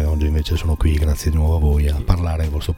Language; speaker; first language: Italian; native; Italian